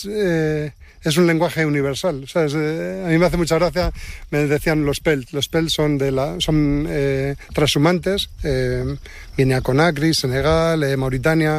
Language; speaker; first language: Spanish; native; Spanish